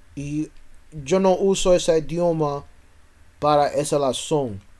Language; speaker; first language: Spanish; non-native, learner; English